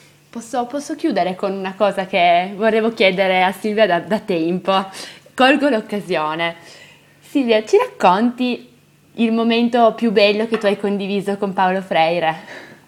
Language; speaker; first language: Italian; native; Italian